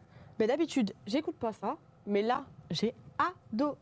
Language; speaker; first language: French; native; French